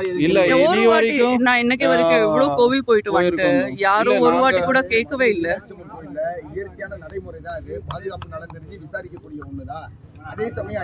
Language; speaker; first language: Tamil; non-native, learner; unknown